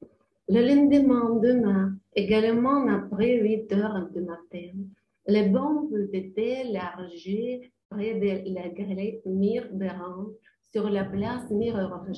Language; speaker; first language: French; non-native, learner; Ukrainian